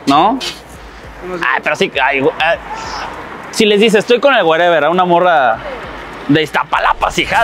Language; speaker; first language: Spanish; native; Spanish